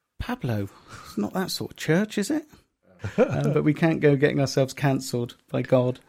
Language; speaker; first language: English; native; English